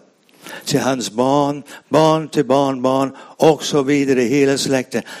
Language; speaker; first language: Swedish; non-native, fluent; English